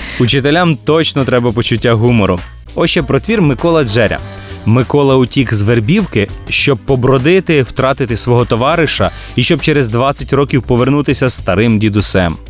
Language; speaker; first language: Ukrainian; native; Ukrainian